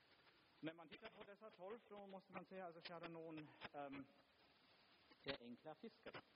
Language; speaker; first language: Swedish; non-native, fluent; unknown